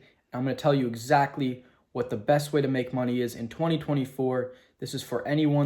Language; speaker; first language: English; native; English